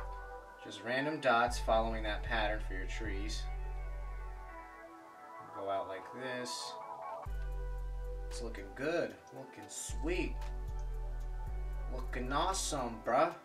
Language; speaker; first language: English; native; English